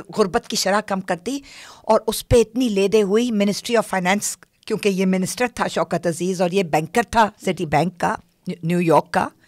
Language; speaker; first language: Urdu; non-native, local second language; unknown